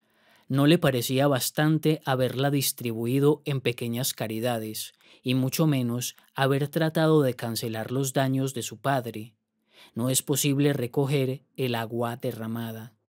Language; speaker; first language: Spanish; native; Spanish